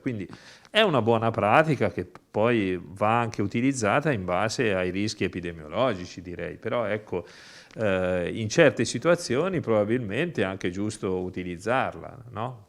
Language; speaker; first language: Italian; native; Italian